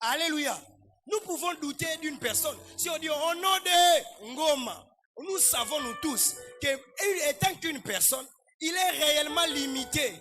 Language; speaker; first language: French; non-native, local second language; Lingala